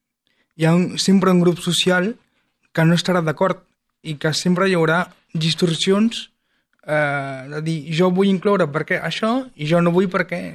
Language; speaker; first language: Catalan; non-native, fluent; French